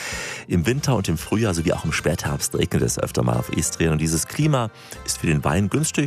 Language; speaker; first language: German; native; German